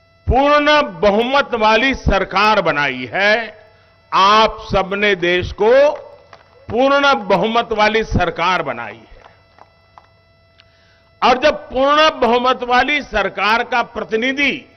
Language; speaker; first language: Hindi; non-native, local second language; Gujarati